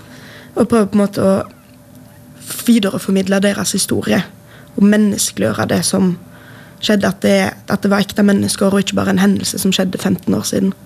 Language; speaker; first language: Norwegian; native; Norwegian